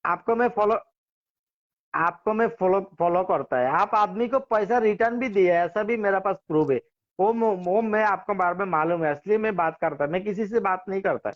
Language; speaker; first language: Hindi; non-native, learner; Bangla